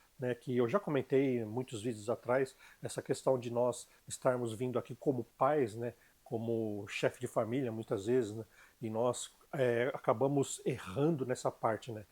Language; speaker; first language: Portuguese; native; Portuguese